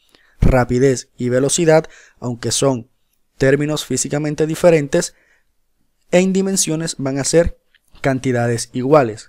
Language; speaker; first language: Spanish; native; Spanish